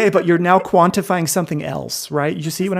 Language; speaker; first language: English; native; English